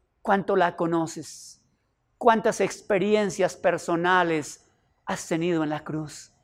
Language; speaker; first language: Spanish; native; Spanish